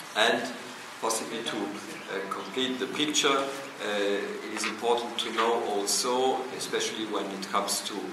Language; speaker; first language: English; non-native, fluent; Portuguese